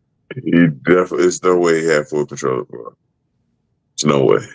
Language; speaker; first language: English; native; English